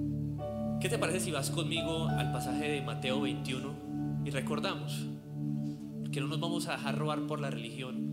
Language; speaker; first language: Spanish; native; Spanish